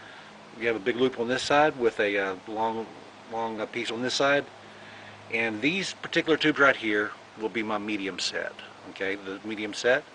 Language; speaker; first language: English; native; English